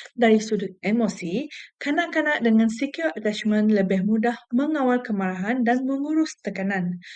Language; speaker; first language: Malay; non-native, local second language; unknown